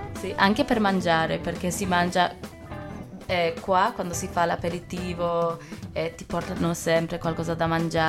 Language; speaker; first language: Italian; non-native, fluent; English